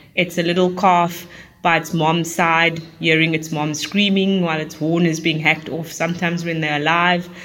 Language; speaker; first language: English; native; English